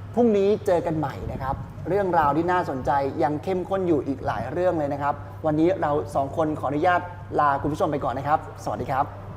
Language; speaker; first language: Thai; native; Thai